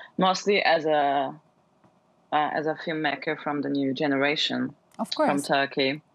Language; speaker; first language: English; non-native, learner; Turkish